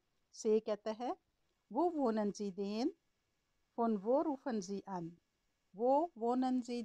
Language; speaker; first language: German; non-native, learner; Urdu